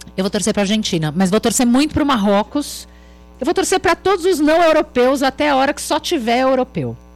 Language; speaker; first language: Portuguese; native; Portuguese